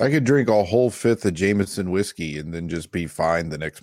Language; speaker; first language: English; native; English